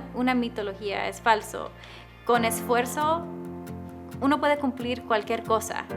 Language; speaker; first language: Spanish; early bilingual, other home language; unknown